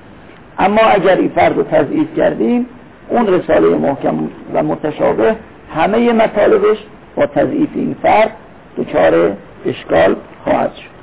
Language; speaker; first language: Persian; native; Persian